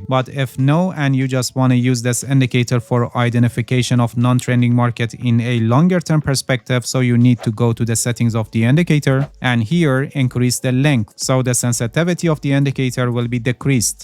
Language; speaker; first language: English; non-native, fluent; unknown